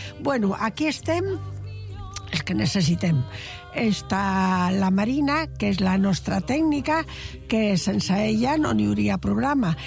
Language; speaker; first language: Catalan; non-native, local second language; Spanish